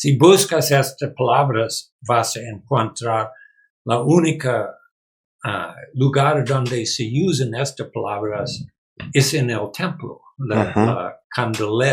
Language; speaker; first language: Spanish; non-native, learner; English